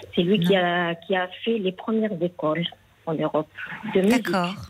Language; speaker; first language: French; non-native, local second language; Arabic